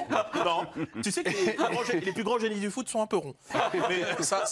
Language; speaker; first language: French; native; French